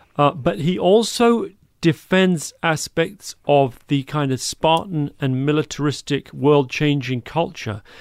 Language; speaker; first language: English; native; English